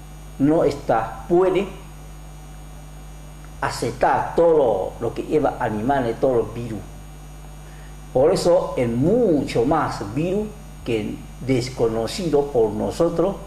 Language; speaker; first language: Spanish; non-native, learner; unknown